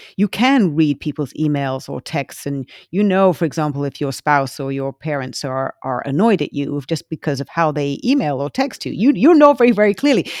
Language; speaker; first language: English; native; English